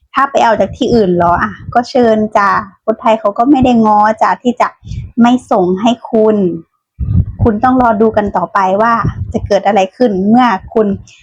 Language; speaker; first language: Thai; native; Thai